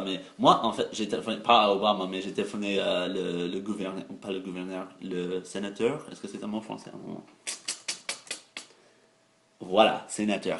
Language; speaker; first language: French; non-native, fluent; English